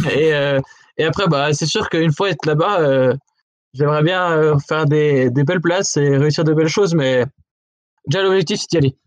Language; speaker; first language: French; native; French